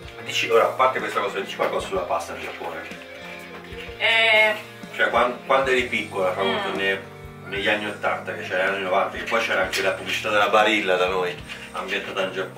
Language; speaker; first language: Italian; native; Italian